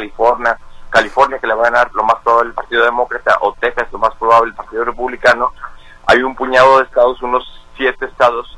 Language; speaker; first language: Spanish; native; Spanish